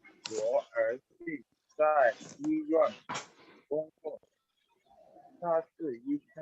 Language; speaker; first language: Chinese; non-native, learner; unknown